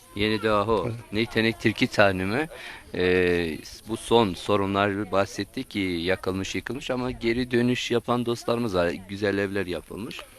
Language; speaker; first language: Turkish; non-native, local second language; Zaza